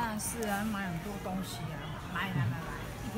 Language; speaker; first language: Chinese; native; Chinese